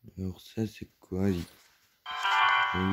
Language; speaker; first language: French; native; French